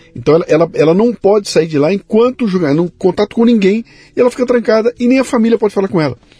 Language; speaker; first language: Portuguese; native; Portuguese